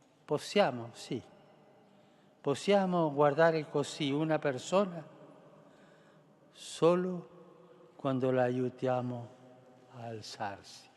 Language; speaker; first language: Italian; non-native, fluent; Spanish